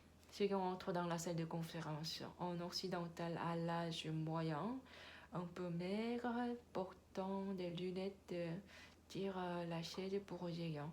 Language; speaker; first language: French; non-native, learner; Korean